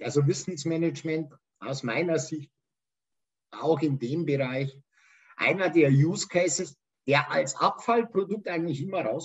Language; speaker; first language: German; native; German